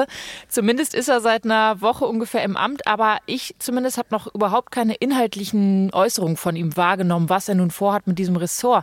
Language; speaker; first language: German; native; German